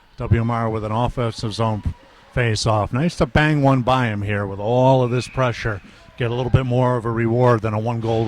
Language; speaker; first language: English; native; English